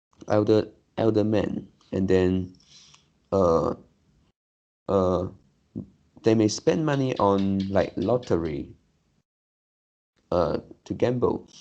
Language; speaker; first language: English; non-native, learner; Chinese